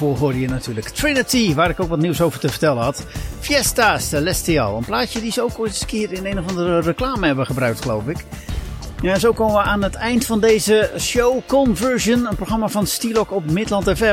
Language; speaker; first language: Dutch; native; Dutch